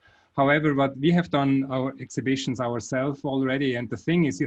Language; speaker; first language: English; non-native, fluent; German